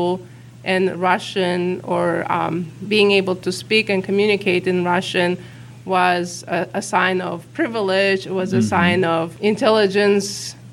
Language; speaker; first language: English; non-native, fluent; Uzbek